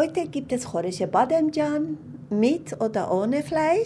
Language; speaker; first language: German; non-native, fluent; Persian